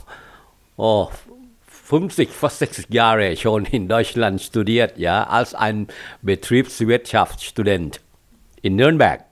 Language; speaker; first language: German; non-native, fluent; Thai